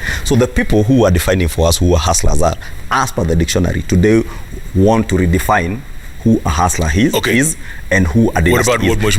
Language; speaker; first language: English; non-native, local second language; Kikuyu